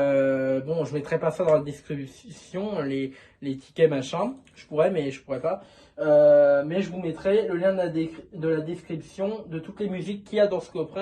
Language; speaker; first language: French; native; French